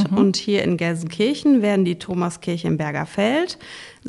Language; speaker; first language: German; native; German